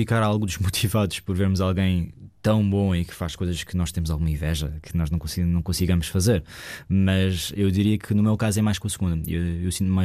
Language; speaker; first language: Portuguese; native; Portuguese